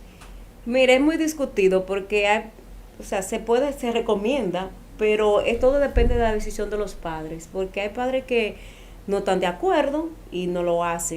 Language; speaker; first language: Spanish; native; Spanish